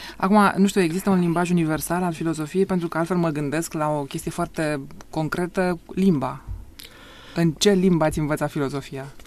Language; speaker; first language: Romanian; native; Romanian